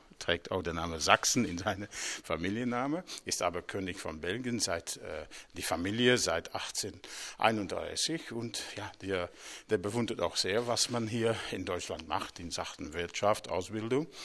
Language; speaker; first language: German; non-native, local second language; Dutch